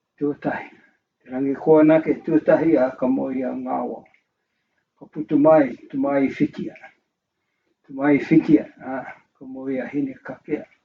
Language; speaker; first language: Māori; native; Māori